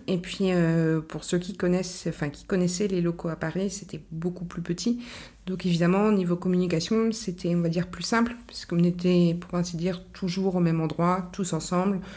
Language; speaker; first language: French; native; French